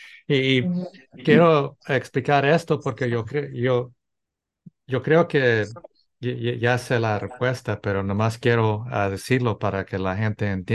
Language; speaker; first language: Spanish; early bilingual, heritage; English